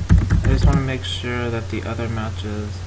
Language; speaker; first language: English; native; English